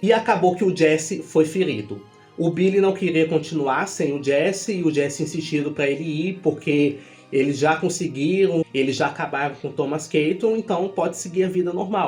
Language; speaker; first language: Portuguese; native; Portuguese